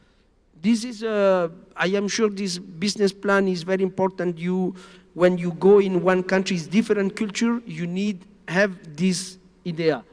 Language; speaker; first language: English; non-native, learner; Spanish